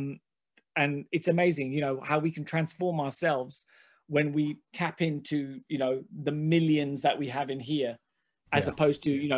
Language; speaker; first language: English; non-native, local second language; Hindi